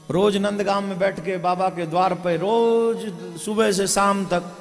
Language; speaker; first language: Hindi; native; Hindi